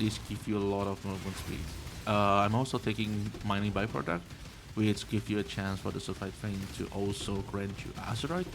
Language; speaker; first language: English; non-native, fluent; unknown